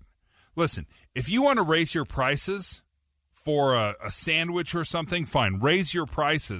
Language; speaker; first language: English; native; English